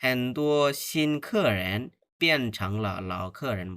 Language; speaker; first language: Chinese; non-native, fluent; Bangla